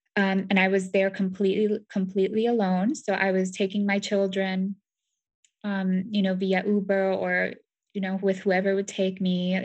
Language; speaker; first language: English; native; English